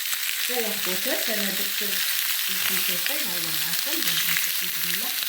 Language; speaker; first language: Arabic; native; Arabic